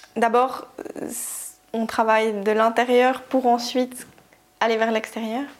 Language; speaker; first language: French; native; French